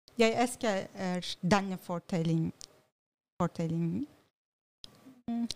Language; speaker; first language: Norwegian; non-native, learner; Turkish